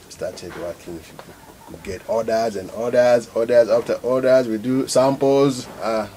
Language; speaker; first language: English; non-native, local second language; Acoli